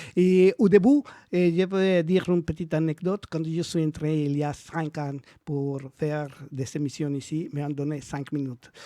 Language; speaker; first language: French; non-native, learner; Spanish